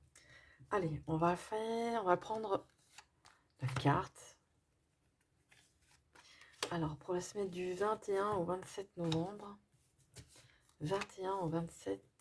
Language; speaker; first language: French; native; French